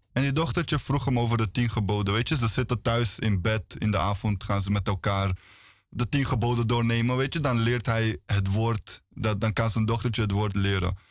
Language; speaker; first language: Dutch; early bilingual, other home language; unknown